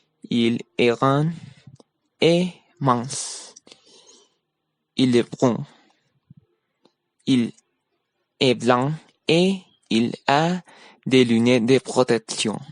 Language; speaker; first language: French; non-native, learner; Spanish